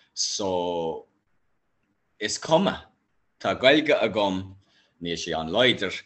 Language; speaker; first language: Irish; non-native, local second language; English